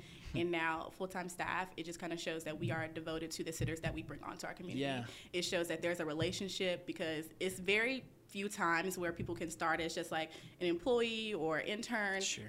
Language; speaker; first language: English; native; English